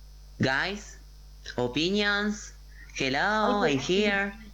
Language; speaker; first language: English; non-native, learner; Spanish